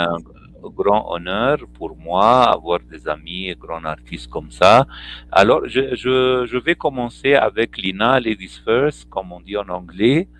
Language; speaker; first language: French; non-native, fluent; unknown